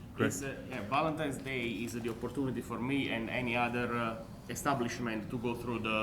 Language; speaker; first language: English; non-native, fluent; Italian